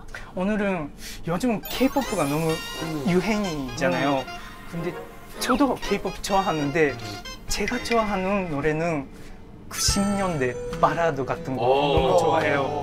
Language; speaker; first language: Korean; non-native, fluent; Japanese